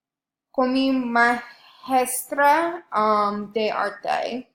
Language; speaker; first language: Spanish; non-native, learner; English